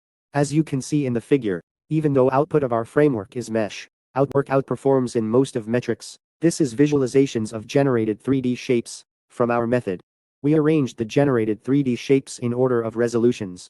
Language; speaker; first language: English; non-native, fluent; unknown